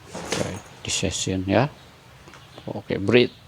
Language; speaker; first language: English; non-native, learner; Indonesian